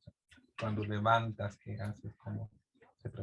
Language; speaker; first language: Spanish; non-native, fluent; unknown